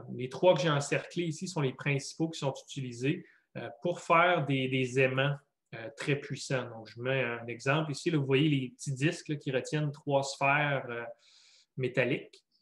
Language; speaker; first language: French; native; French